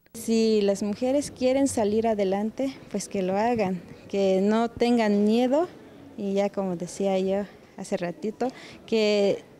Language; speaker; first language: Spanish; non-native, local second language; Tzotzil